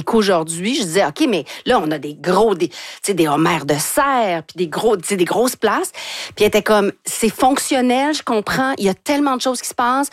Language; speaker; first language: French; native; French